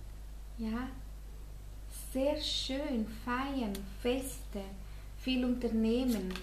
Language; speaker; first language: German; non-native, fluent; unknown